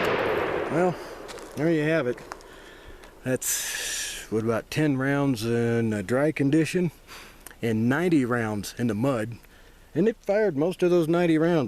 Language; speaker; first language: English; native; English